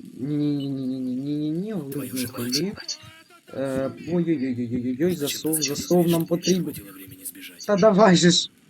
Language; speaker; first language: Ukrainian; non-native, local second language; Russian